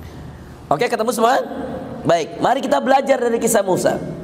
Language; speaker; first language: Indonesian; native; Indonesian